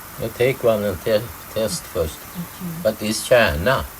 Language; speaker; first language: English; non-native, learner; Swedish